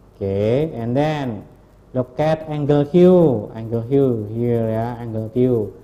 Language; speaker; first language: English; non-native, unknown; Indonesian